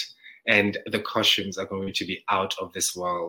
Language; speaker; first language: English; non-native, local second language; Zulu